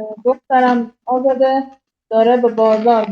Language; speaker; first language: Persian; native; Persian